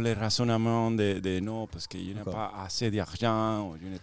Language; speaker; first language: French; non-native, fluent; Spanish